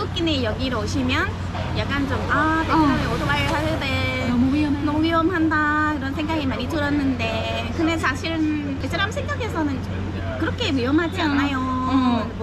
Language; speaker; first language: Korean; non-native, fluent; Vietnamese